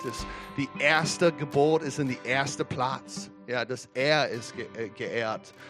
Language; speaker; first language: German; non-native, fluent; English